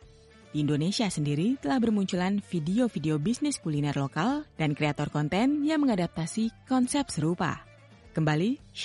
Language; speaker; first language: Indonesian; native; Indonesian